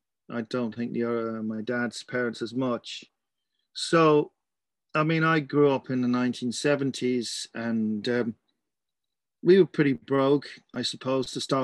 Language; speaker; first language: English; native; English